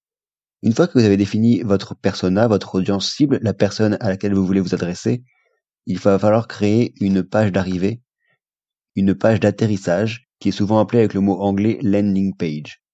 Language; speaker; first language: French; native; French